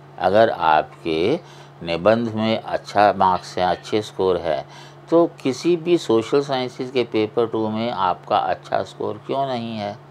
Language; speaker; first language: Hindi; non-native, local second language; Punjabi